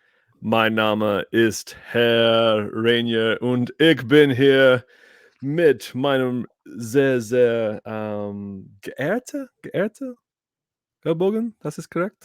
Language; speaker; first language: German; non-native, learner; English